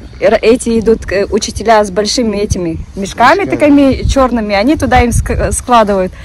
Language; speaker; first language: Russian; native; Russian